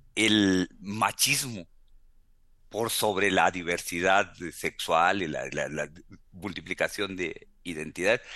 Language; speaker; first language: Spanish; native; Spanish